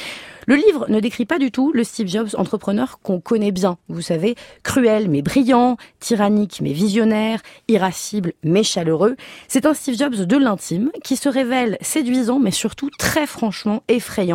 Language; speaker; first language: French; native; French